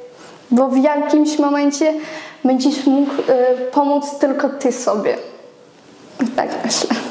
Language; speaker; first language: Polish; non-native, fluent; Ukrainian